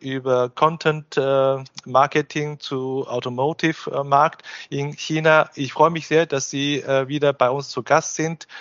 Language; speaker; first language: German; non-native, fluent; Chinese